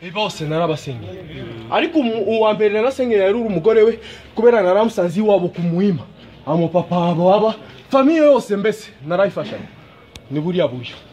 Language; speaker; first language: Kinyarwanda; non-native, fluent; Swahili